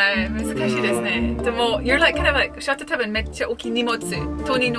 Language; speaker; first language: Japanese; non-native, learner; English